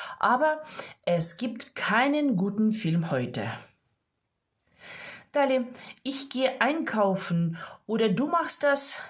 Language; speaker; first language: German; non-native, fluent; Ukrainian